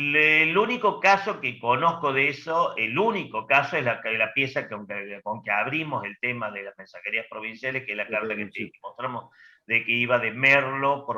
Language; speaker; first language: Spanish; native; Spanish